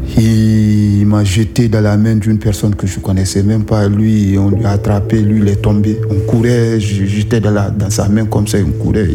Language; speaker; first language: French; non-native, local second language; Susu